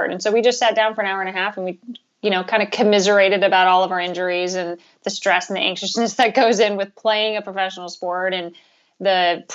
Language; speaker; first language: English; native; English